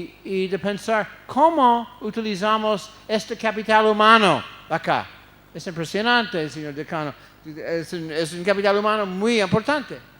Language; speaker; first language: Spanish; non-native, fluent; English